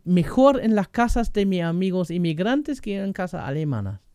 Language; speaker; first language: Spanish; non-native, fluent; German